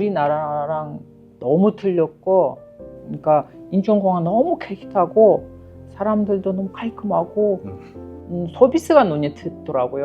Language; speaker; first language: Korean; non-native, fluent; Kyrgyz